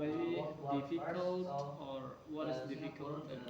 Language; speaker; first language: English; non-native, learner; Indonesian